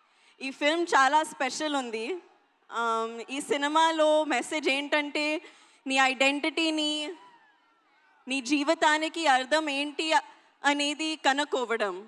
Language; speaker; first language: Telugu; non-native, learner; Hindi